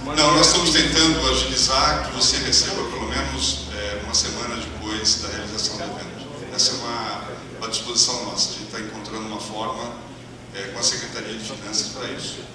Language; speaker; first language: Portuguese; native; Portuguese